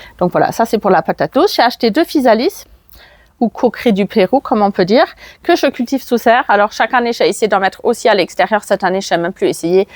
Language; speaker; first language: French; non-native, fluent; German